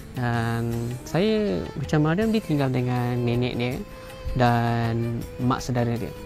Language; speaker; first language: Malay; native; Malay